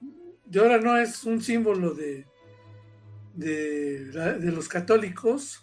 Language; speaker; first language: Spanish; native; Spanish